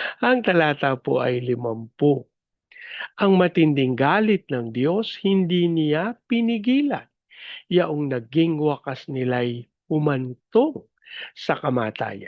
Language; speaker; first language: Filipino; native; Filipino